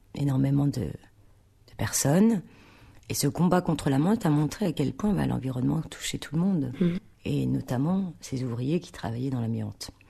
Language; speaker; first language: French; native; French